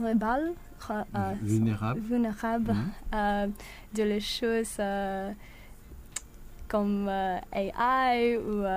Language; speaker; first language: French; non-native, learner; English